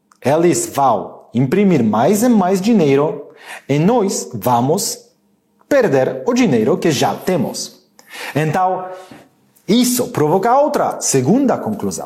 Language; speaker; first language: Portuguese; non-native, learner; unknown